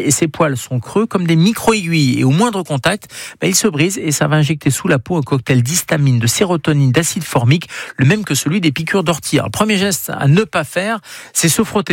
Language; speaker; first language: French; native; French